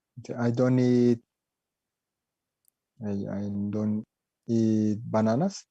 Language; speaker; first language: English; non-native, learner; Spanish